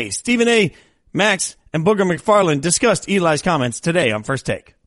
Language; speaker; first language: English; native; English